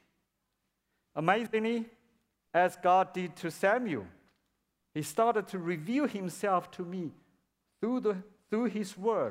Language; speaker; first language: English; non-native, fluent; Chinese